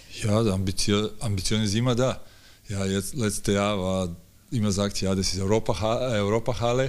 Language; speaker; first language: German; non-native, learner; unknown